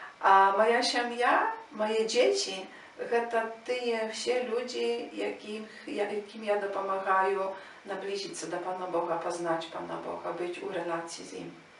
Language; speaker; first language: Polish; non-native, learner; Ukrainian